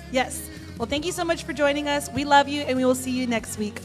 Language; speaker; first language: English; early bilingual, other home language; Spanish